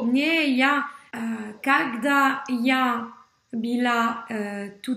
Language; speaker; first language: Russian; non-native, learner; French